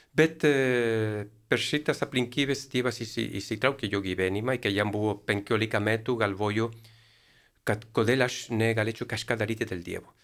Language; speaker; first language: Lithuanian; non-native, fluent; Spanish